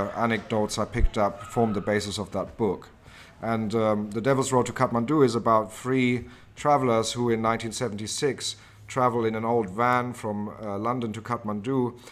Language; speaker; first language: English; non-native, fluent; German